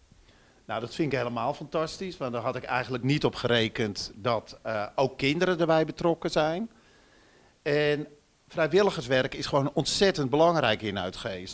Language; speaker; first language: Dutch; native; Dutch